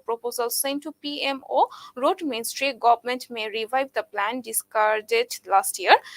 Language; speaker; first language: English; non-native, local second language; Bangla